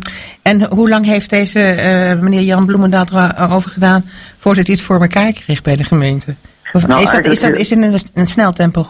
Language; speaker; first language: Dutch; native; Dutch